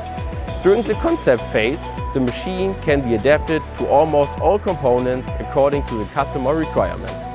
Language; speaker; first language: English; non-native, fluent; German